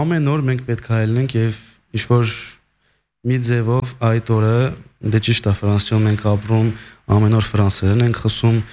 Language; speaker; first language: Armenian; early bilingual, heritage; Armenian